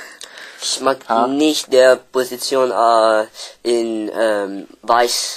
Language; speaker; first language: German; non-native, learner; French